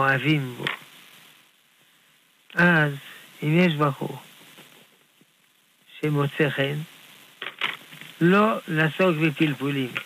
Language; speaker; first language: Hebrew; non-native, fluent; French